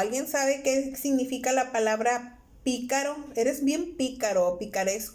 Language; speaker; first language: Spanish; native; Spanish